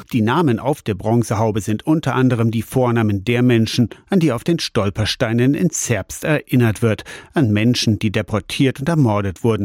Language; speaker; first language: German; native; German